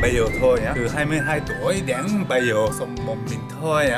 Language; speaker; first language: Vietnamese; non-native, learner; Japanese